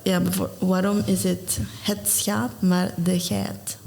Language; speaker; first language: Dutch; non-native, learner; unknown